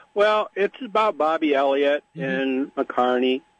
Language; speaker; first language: English; native; English